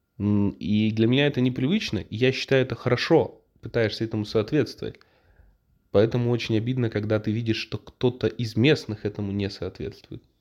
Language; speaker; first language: Russian; native; Russian